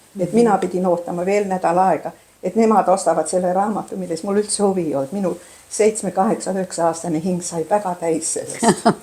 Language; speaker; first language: Estonian; early bilingual, heritage; Estonian